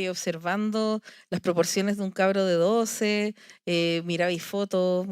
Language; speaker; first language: Spanish; native; Spanish